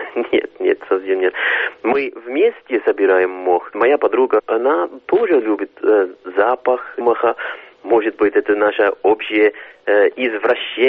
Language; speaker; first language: Russian; non-native, fluent; English